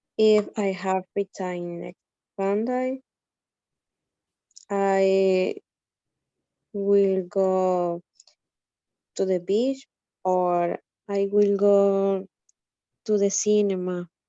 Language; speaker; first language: English; non-native, learner; Spanish